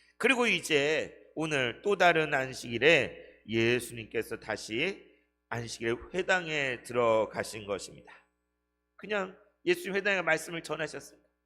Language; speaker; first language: Korean; native; Korean